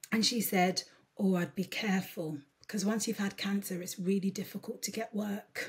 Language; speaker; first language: English; early bilingual, other home language; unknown